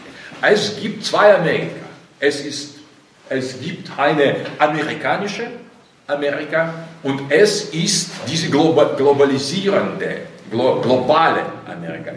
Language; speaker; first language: German; non-native, learner; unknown